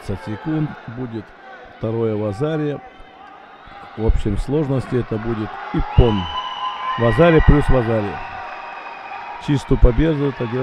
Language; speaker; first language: Russian; native; Russian